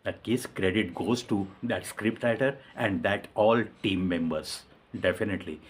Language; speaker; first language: English; non-native, local second language; Marathi